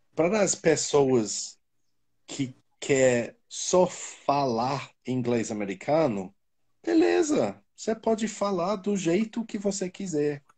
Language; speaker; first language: Portuguese; non-native, fluent; English